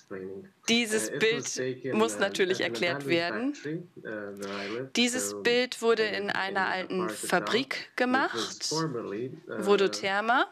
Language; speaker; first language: German; non-native, fluent; Russian